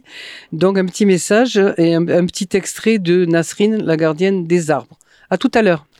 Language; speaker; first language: French; native; French